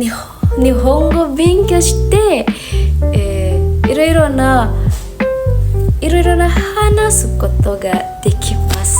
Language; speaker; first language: Japanese; non-native, learner; Indonesian